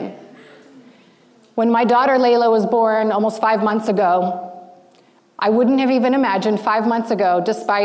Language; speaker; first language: English; native; English